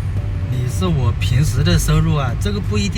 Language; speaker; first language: Chinese; native; Chinese